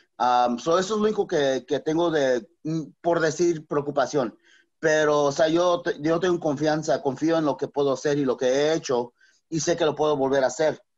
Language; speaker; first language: Spanish; native; Spanish